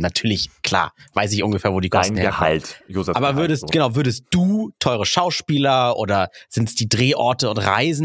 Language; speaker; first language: German; native; German